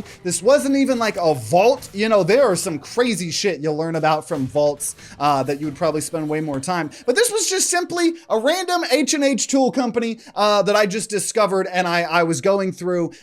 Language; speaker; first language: English; native; English